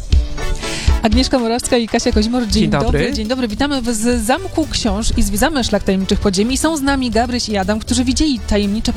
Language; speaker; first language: Polish; native; Polish